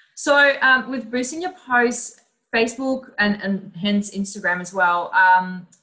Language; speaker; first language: English; non-native, fluent; Dutch